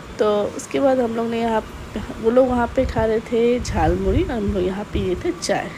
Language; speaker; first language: Hindi; non-native, local second language; Bangla